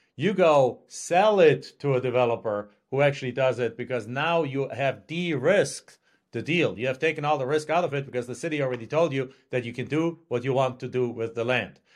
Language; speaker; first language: English; non-native, fluent; German